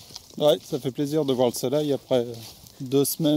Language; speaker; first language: French; native; French